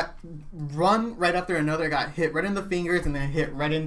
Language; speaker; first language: English; native; English